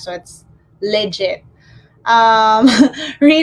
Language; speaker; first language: English; non-native, local second language; Filipino